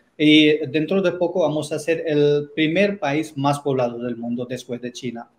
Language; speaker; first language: Spanish; non-native, fluent; Hindi